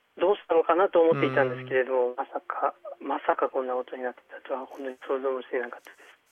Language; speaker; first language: Japanese; early bilingual, other home language; Chinese